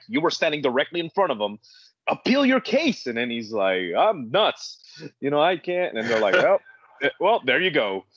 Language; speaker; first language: English; native; English